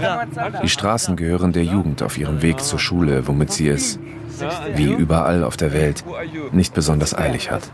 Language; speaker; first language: German; native; German